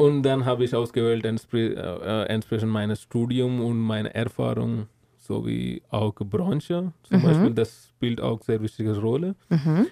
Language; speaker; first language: German; non-native, learner; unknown